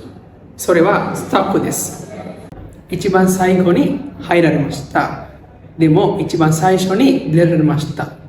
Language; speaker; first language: Japanese; non-native, learner; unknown